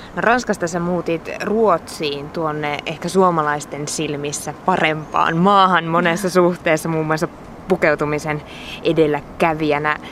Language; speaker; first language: Finnish; native; Finnish